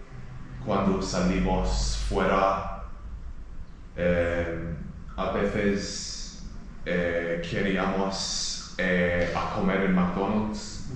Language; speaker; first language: Spanish; non-native, learner; English